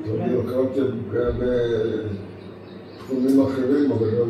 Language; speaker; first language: Hebrew; non-native, learner; Telugu